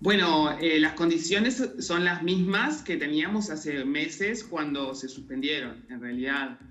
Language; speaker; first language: Spanish; native; Spanish